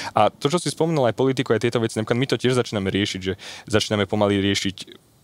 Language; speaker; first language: Slovak; native; Slovak